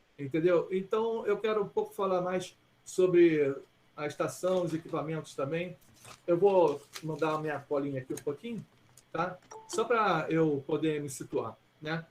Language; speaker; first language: Portuguese; early bilingual, other home language; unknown